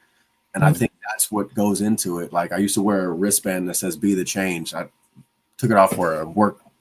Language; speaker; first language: English; native; English